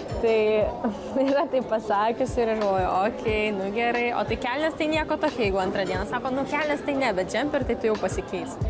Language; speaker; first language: Lithuanian; native; Lithuanian